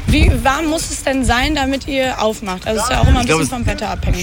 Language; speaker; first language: German; native; German